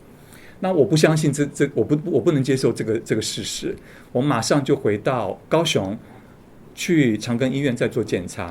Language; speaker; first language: Chinese; native; Chinese